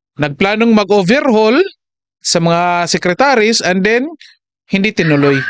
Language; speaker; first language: Filipino; non-native, local second language; Cebuano